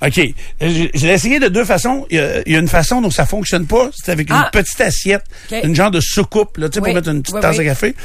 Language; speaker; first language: French; native; French